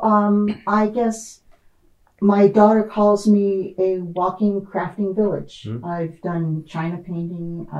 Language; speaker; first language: English; native; English